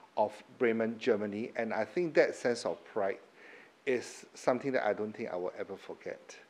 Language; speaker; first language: English; non-native, local second language; Chinese